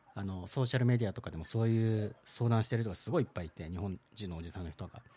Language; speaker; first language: Japanese; early bilingual, heritage; Japanese